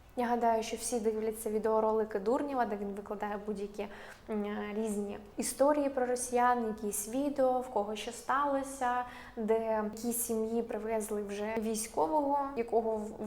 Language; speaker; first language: Ukrainian; non-native, local second language; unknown